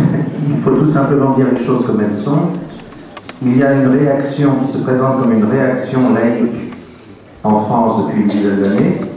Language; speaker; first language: French; native; French